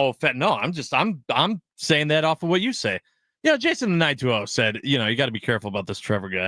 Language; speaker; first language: English; native; English